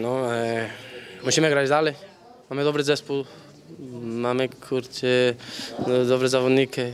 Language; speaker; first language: Polish; non-native, learner; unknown